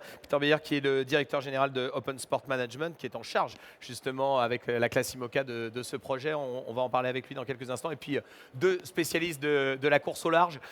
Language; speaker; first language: French; native; French